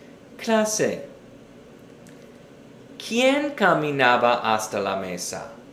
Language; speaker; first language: Spanish; non-native, fluent; English